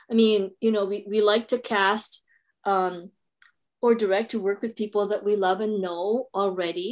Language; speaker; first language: English; non-native, local second language; Filipino